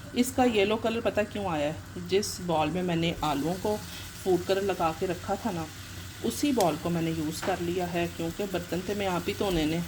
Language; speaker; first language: Urdu; non-native, local second language; Punjabi